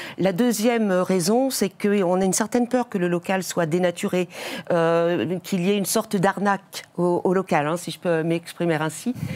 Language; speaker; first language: French; native; French